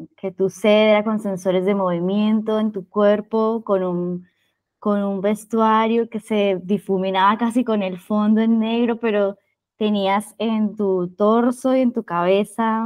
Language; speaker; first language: Spanish; native; Spanish